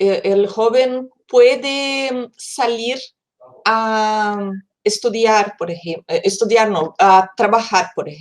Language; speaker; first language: Spanish; non-native, fluent; Portuguese